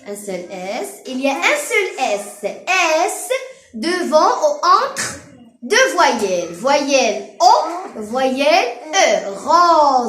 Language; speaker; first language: French; non-native, local second language; Arabic